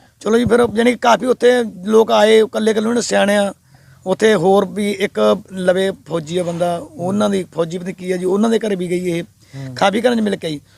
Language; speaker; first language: Punjabi; native; Punjabi